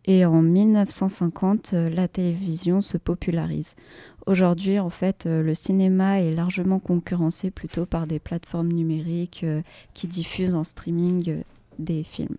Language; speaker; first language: French; native; French